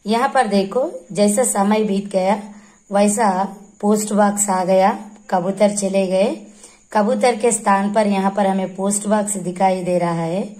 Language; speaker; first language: Hindi; non-native, local second language; Telugu